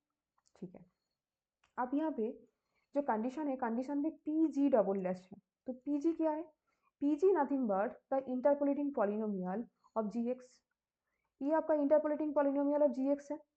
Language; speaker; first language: Hindi; native; Hindi